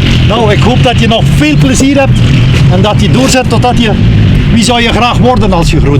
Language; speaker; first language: Dutch; native; Dutch